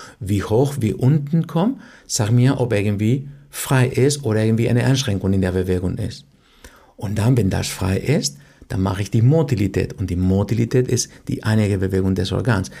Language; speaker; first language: German; non-native, fluent; Spanish